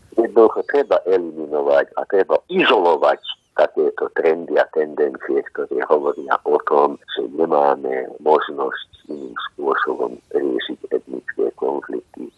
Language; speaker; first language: Slovak; non-native, local second language; Hungarian